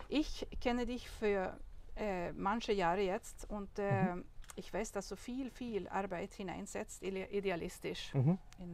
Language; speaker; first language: German; non-native, learner; Swedish